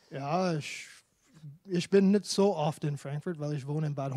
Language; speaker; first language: German; non-native, fluent; English